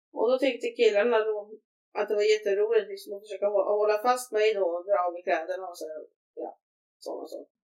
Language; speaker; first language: Swedish; native; Swedish